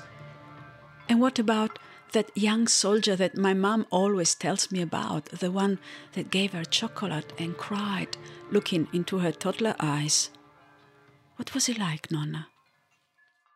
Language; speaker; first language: English; non-native, fluent; Italian